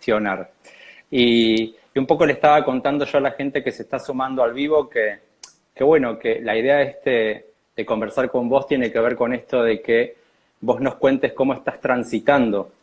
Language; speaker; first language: Spanish; native; Spanish